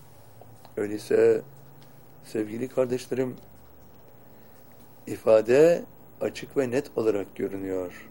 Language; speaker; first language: Turkish; native; Turkish